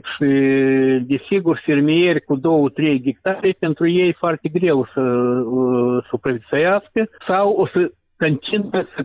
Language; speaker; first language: Romanian; non-native, local second language; Russian